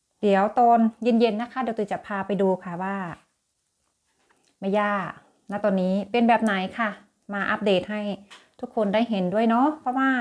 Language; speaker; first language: Thai; native; Thai